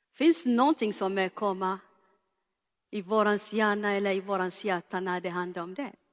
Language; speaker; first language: Swedish; non-native, fluent; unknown